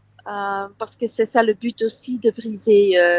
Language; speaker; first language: French; non-native, local second language; Dutch